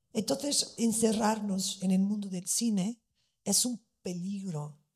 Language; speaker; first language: Spanish; non-native, fluent; Portuguese